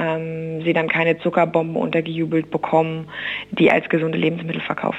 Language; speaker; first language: German; native; German